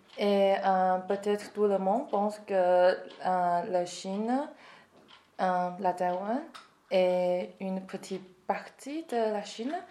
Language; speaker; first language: French; non-native, learner; Chinese